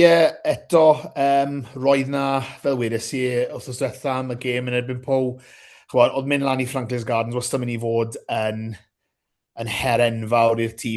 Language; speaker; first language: Welsh; native; Welsh